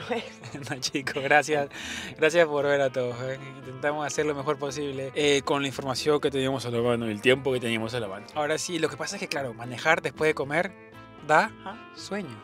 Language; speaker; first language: Spanish; native; Spanish